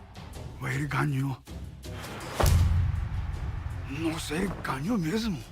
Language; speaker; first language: Portuguese; non-native, learner; Japanese